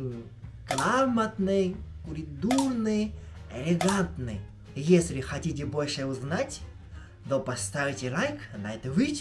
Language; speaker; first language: Russian; non-native, fluent; Chinese